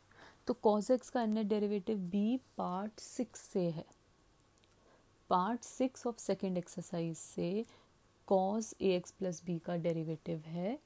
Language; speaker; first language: Hindi; native; Hindi